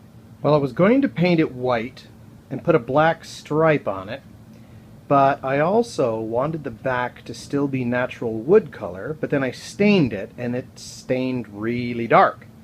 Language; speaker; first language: English; native; English